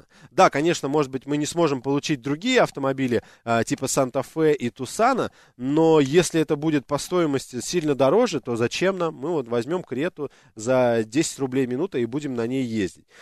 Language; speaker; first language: Russian; native; Russian